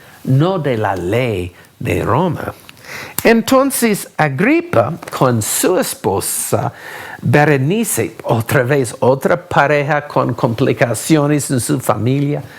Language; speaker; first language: Spanish; non-native, fluent; English